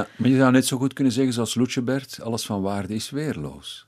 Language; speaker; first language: Dutch; native; Dutch